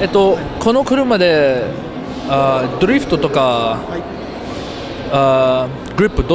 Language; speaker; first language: Japanese; non-native, learner; English